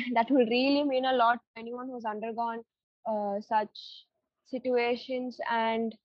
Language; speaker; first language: English; non-native, local second language; Tamil